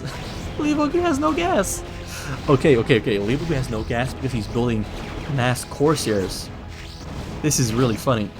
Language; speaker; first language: English; native; English